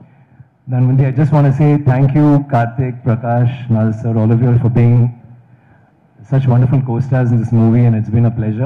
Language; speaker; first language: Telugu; non-native, learner; Tamil